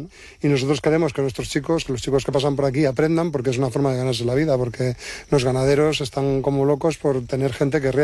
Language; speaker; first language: Spanish; native; Spanish